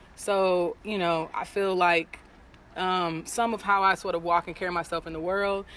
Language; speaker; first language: English; native; English